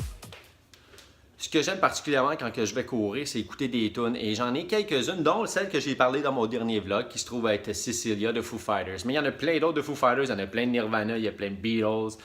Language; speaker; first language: French; native; French